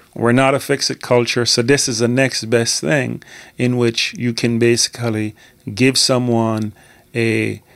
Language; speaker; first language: English; native; English